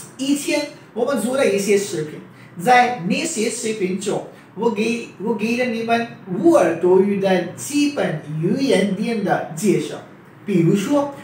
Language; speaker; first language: Chinese; non-native, fluent; Urdu